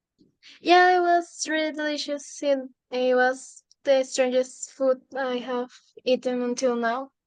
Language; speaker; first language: English; non-native, fluent; Spanish